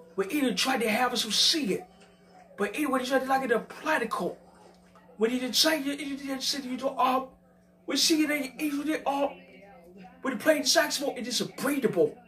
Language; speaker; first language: English; native; English